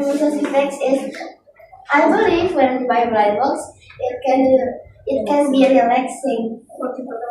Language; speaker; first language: English; non-native, learner; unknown